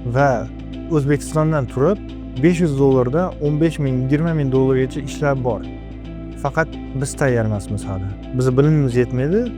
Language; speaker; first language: Uzbek; native; Uzbek